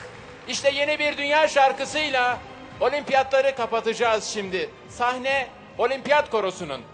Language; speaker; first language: Turkish; native; Turkish